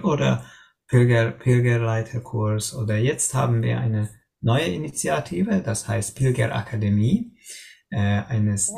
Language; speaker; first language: German; non-native, learner; Hungarian